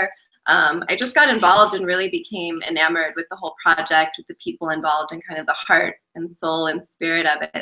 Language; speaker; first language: English; native; English